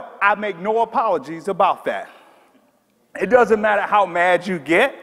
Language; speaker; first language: English; native; English